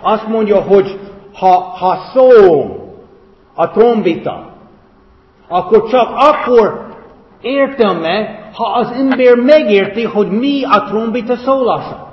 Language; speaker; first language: Hungarian; non-native, fluent; English